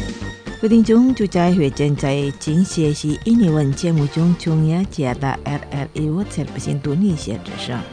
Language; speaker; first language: Chinese; non-native, learner; Indonesian